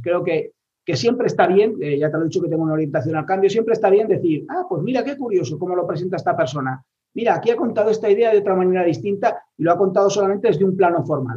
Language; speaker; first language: Spanish; native; Spanish